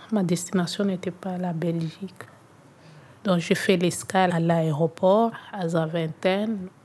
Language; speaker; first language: French; non-native, local second language; Swahili